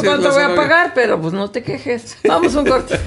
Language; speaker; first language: Spanish; native; Spanish